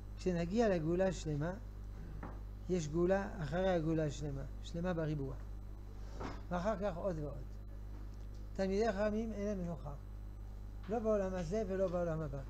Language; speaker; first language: Hebrew; non-native, fluent; French